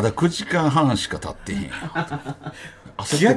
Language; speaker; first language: Japanese; native; Japanese